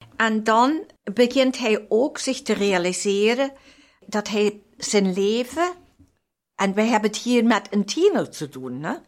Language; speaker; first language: Dutch; non-native, fluent; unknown